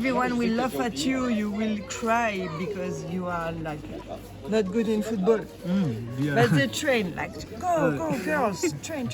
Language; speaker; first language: English; non-native, learner; French